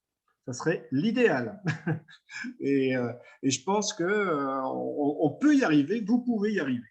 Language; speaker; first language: French; native; French